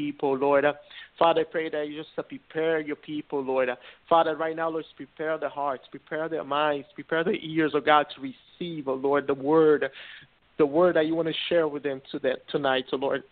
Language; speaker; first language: English; non-native, fluent; Portuguese